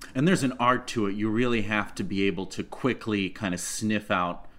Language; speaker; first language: English; non-native, fluent; Russian